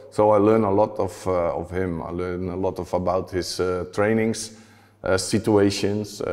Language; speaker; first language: English; non-native, fluent; Dutch